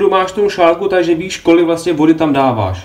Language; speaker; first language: Czech; native; Czech